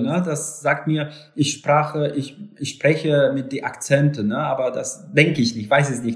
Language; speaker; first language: German; non-native, learner; Polish